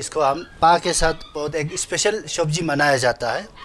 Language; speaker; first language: Hindi; non-native, local second language; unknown